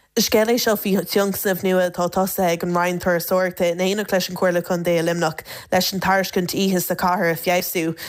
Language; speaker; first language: Irish; native; Irish